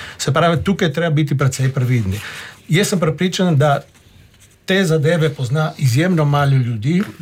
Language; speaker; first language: Slovenian; native; Slovenian